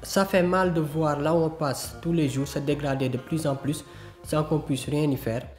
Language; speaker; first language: French; non-native, local second language; Wolof